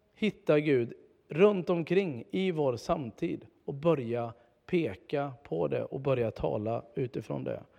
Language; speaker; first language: Swedish; native; Swedish